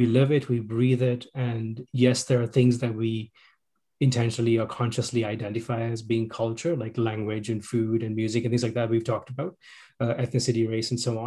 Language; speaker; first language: English; non-native, local second language; Sinhala